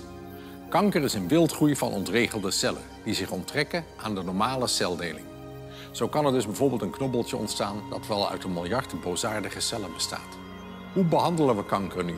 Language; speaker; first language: Dutch; native; Dutch